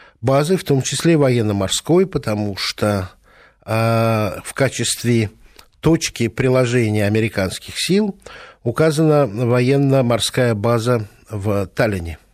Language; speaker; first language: Russian; native; Russian